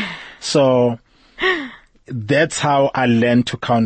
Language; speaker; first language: English; non-native, local second language; Zulu